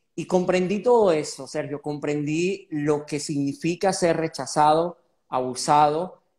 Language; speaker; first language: Spanish; native; Spanish